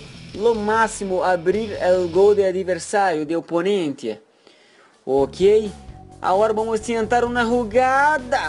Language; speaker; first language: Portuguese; non-native, learner; Spanish